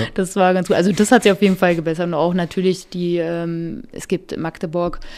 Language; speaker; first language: German; native; German